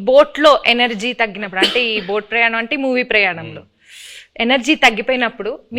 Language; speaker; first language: Telugu; native; Telugu